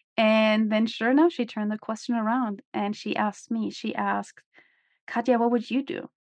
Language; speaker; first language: English; non-native, fluent; German